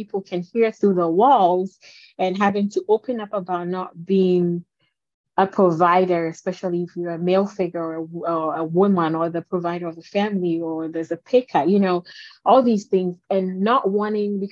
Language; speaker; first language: English; non-native, local second language; Akan